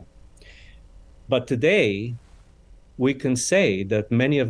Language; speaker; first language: English; non-native, fluent; Romanian